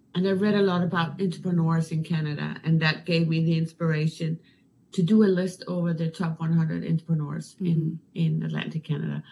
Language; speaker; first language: English; non-native, fluent; Danish